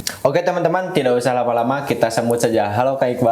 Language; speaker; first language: Indonesian; native; Indonesian